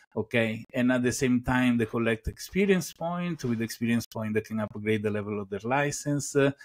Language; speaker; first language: English; non-native, fluent; Italian